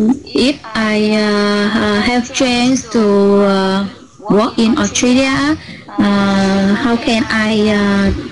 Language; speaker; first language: English; non-native, learner; Vietnamese